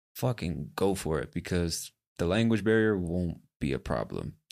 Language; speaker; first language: English; native; English